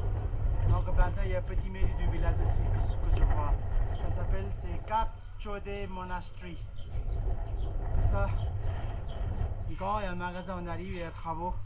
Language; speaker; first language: French; non-native, fluent; Nepali